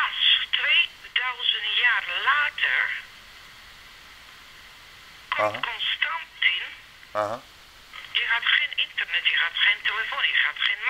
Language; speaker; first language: Dutch; non-native, learner; Serbian